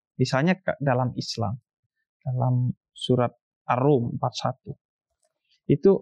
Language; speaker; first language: Indonesian; native; Indonesian